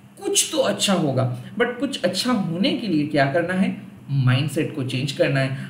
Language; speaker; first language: Hindi; non-native, local second language; Bangla